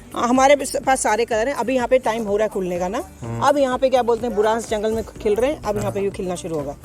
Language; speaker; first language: Hindi; non-native, local second language; Garhwali